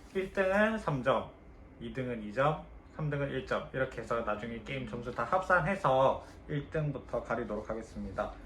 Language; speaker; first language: Korean; native; Korean